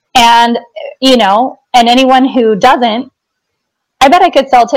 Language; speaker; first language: English; native; English